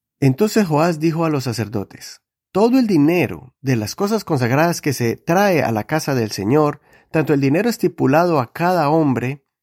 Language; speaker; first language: Spanish; native; Spanish